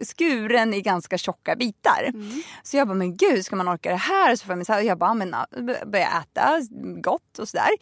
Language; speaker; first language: Swedish; early bilingual, other home language; Russian